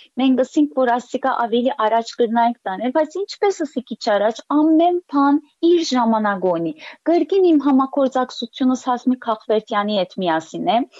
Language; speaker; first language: Armenian; early bilingual, heritage; Armenian